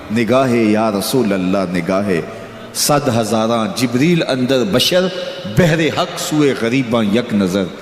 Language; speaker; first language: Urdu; non-native, local second language; Punjabi